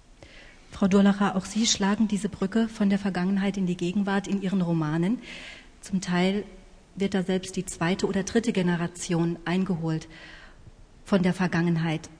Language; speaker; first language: German; native; German